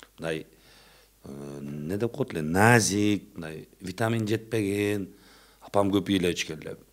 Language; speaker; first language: Kyrgyz; non-native, local second language; Uzbek